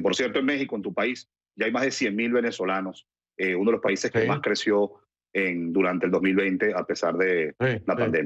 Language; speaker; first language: Spanish; native; Spanish